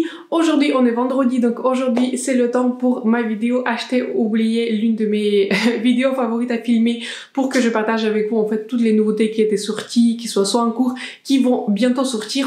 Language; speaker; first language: French; native; French